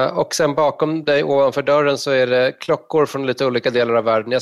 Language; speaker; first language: Swedish; native; Swedish